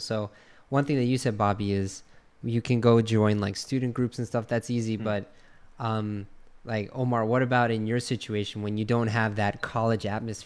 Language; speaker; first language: English; native; English